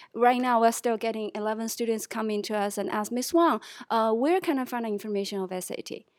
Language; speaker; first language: English; non-native, fluent; Chinese